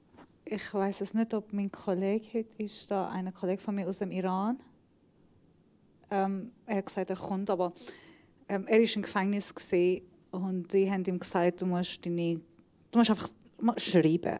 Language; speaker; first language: German; non-native, fluent; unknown